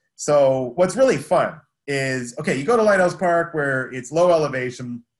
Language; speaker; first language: English; native; English